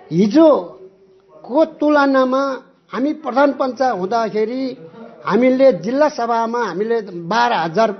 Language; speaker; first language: Nepali; non-native, local second language; Eastern Tamang